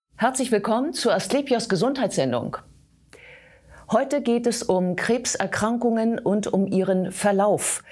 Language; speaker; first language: German; native; German